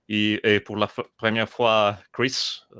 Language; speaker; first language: French; non-native, learner; Italian